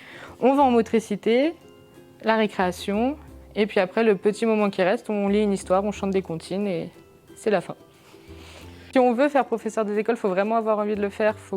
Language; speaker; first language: French; native; French